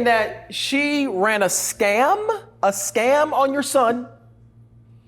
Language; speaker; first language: English; native; English